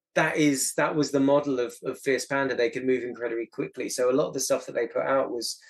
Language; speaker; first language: English; native; English